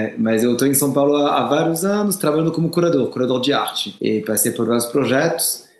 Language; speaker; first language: Portuguese; non-native, fluent; French